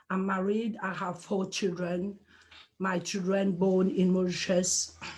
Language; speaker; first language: English; non-native, learner; Morisyen